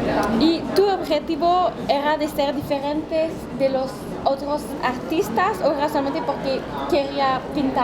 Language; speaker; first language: Spanish; non-native, learner; French